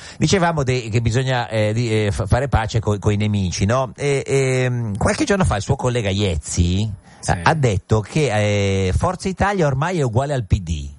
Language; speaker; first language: Italian; native; Italian